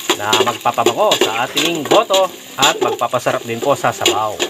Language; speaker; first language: Filipino; non-native, local second language; Iloko